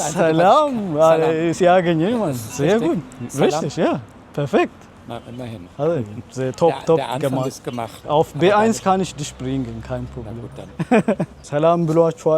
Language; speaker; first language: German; non-native, fluent; Amharic